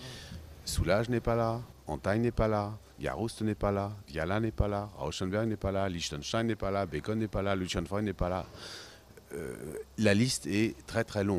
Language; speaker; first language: French; native; French